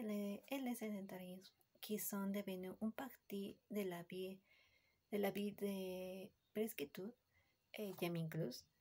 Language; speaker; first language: French; non-native, learner; Spanish